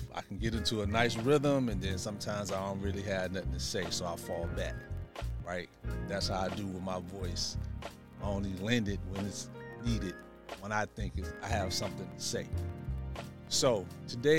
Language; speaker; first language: English; native; English